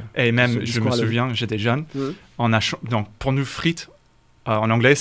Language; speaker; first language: French; non-native, fluent; English